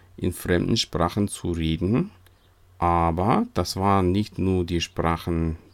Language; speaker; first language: German; non-native, fluent; Russian